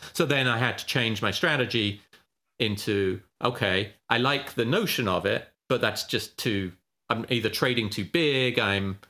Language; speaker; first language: English; native; English